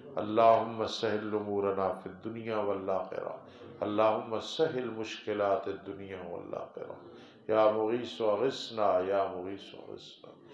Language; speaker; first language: Urdu; non-native, local second language; Punjabi